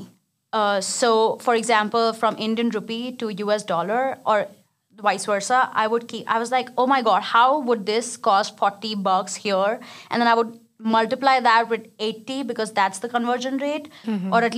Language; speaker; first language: English; non-native, local second language; Hindi